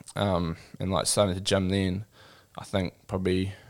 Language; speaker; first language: English; native; English